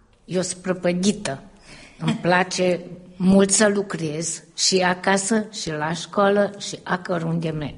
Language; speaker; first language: Romanian; early bilingual, heritage; Romanian